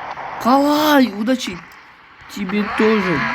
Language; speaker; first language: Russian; non-native, local second language; Kazakh